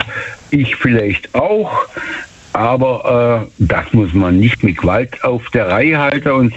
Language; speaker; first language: German; native; German